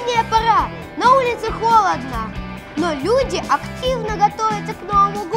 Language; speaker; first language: Russian; native; Russian